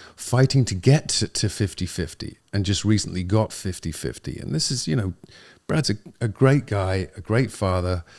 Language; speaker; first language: English; native; English